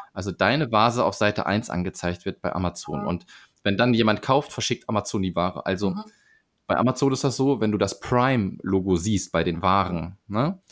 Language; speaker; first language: German; native; German